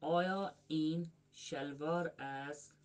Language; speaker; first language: Persian; non-native, learner; Urdu